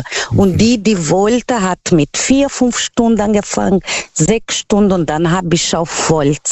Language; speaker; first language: German; non-native, fluent; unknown